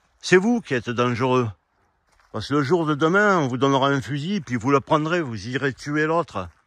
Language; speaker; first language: French; native; French